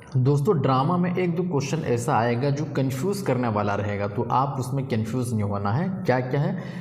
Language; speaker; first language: Hindi; non-native, local second language; Urdu